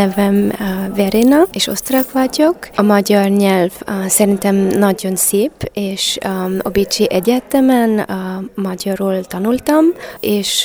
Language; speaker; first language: Hungarian; non-native, learner; German